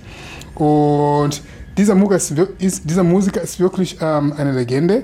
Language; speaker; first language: German; non-native, fluent; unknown